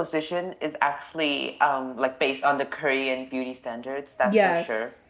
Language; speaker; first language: English; non-native, local second language; Cantonese